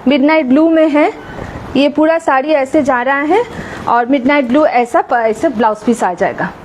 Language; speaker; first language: Hindi; non-native, local second language; Bangla